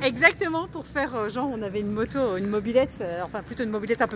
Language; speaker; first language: French; native; French